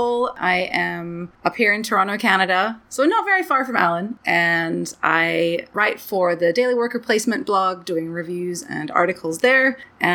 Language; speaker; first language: English; native; English